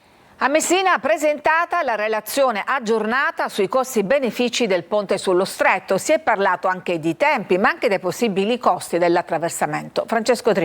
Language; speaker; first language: Italian; native; Italian